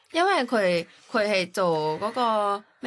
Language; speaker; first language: Cantonese; non-native, learner; Thai